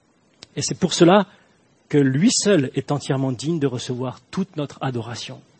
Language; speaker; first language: French; native; French